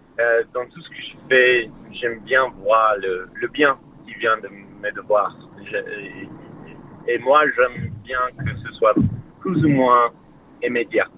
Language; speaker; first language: French; non-native, learner; English